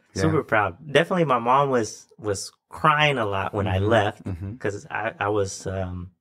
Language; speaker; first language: English; native; English